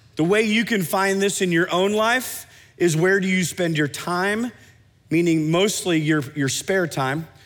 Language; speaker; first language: English; native; English